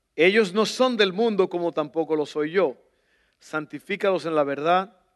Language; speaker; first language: Spanish; native; Spanish